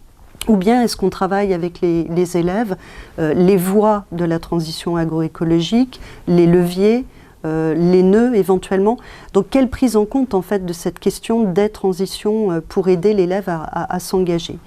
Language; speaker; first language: French; native; French